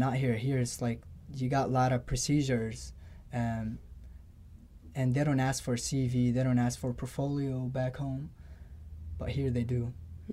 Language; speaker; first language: English; non-native, fluent; Arabic